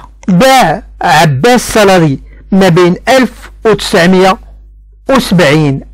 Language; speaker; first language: Arabic; native; Arabic